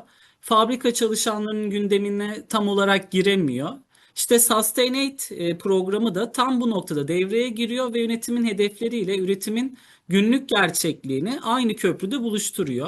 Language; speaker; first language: Turkish; native; Turkish